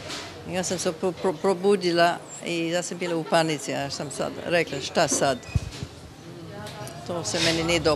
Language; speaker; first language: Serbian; early bilingual, heritage; Serbian